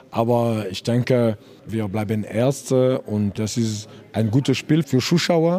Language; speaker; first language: German; non-native, learner; French